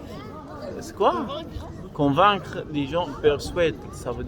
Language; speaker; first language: French; non-native, learner; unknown